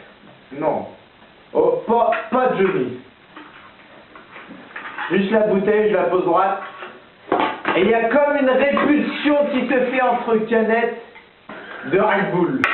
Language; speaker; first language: French; native; French